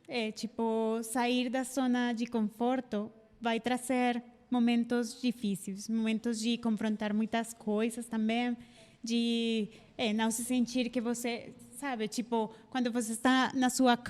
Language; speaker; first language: Portuguese; non-native, fluent; Spanish